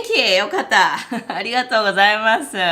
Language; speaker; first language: Japanese; native; Japanese